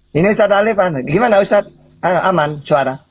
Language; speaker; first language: Indonesian; native; Indonesian